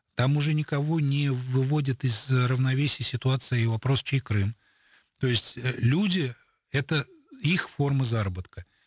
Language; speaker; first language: Russian; native; Russian